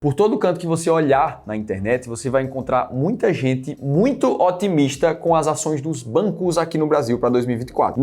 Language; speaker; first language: Portuguese; native; Portuguese